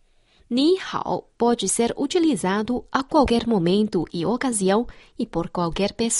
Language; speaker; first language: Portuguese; non-native, fluent; Chinese